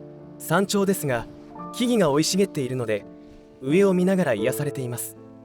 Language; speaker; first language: Japanese; native; Japanese